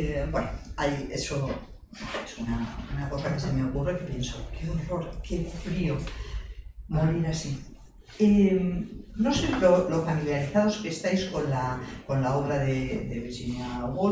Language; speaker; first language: Spanish; native; Spanish